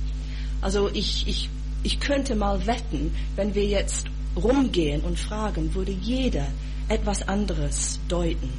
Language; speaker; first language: German; non-native, fluent; English